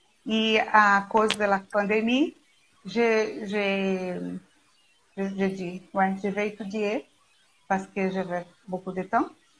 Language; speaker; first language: French; non-native, learner; Portuguese